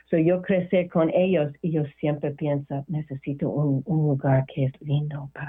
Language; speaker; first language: Spanish; non-native, learner; English